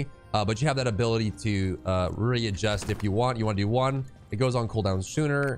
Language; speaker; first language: English; native; English